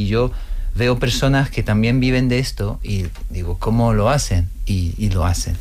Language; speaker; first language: Spanish; non-native, fluent; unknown